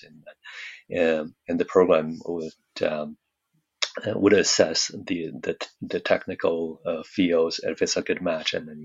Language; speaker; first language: English; non-native, fluent; Chinese